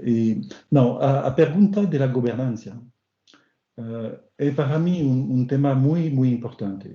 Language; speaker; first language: Portuguese; non-native, learner; French